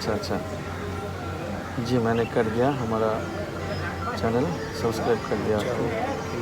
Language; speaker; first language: Hindi; non-native, learner; Bangla